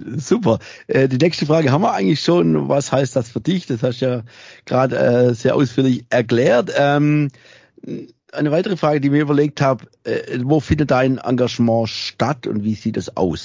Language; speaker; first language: German; native; German